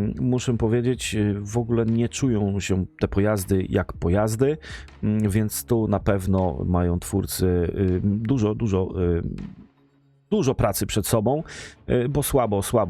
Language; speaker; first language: Polish; native; Polish